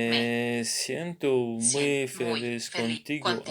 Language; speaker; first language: Spanish; non-native, learner; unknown